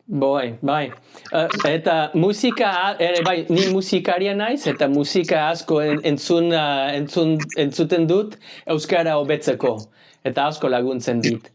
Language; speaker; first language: Basque; non-native, learner; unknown